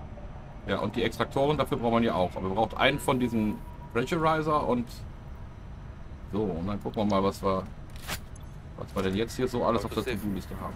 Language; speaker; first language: German; native; German